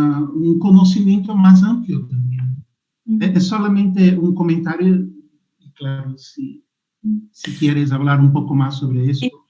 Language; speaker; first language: Spanish; non-native, fluent; Portuguese